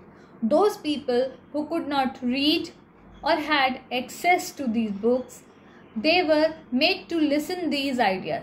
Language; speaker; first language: English; non-native, local second language; Hindi